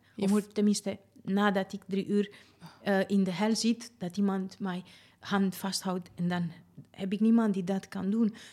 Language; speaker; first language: Dutch; non-native, fluent; Romanian